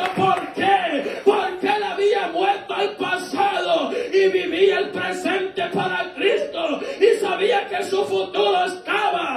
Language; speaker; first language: Spanish; native; Spanish